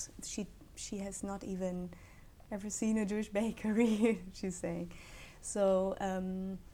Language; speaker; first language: English; non-native, fluent; German